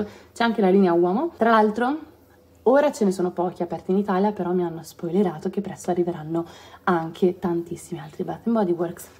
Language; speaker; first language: Italian; native; Italian